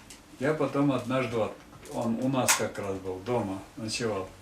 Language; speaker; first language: Russian; non-native, local second language; Tatar